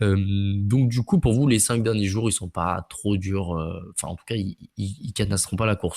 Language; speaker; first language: French; native; French